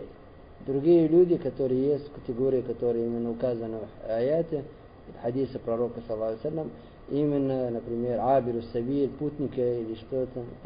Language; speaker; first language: Russian; non-native, learner; Arabic